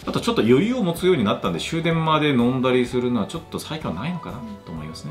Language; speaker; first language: Japanese; non-native, fluent; Korean